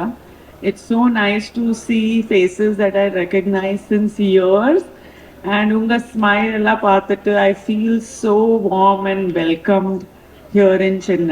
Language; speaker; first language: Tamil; non-native, local second language; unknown